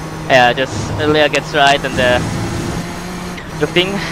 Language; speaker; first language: English; non-native, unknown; Japanese